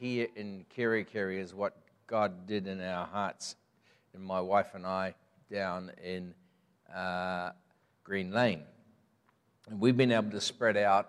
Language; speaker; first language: English; native; English